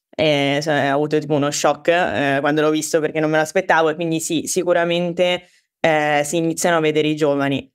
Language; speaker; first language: Italian; native; Italian